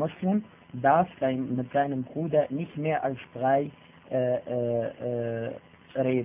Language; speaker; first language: German; non-native, fluent; Arabic